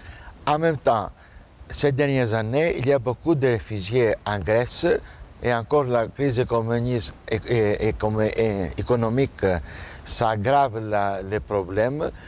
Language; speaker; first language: French; non-native, fluent; Greek